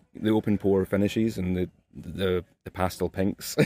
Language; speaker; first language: English; native; English